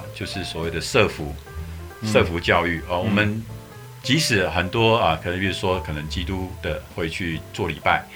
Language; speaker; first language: Chinese; native; Chinese